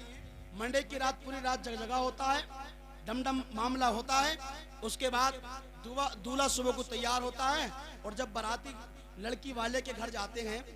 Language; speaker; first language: Hindi; native; Hindi